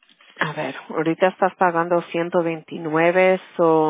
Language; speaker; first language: Spanish; early bilingual, other home language; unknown